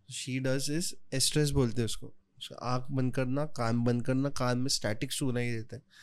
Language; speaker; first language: Hindi; non-native, local second language; Marathi